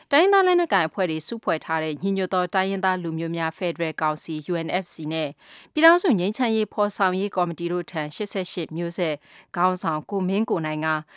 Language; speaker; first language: Burmese; native; Burmese